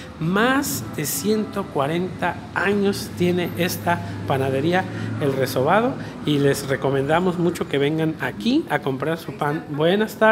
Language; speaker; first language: Spanish; native; Spanish